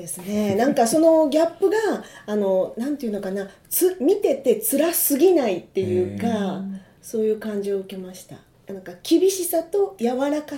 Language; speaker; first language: Japanese; native; Japanese